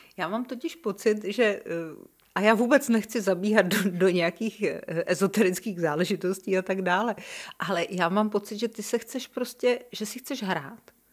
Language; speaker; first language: Czech; native; Czech